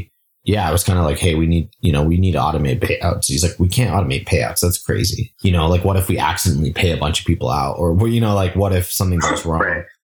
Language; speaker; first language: English; native; English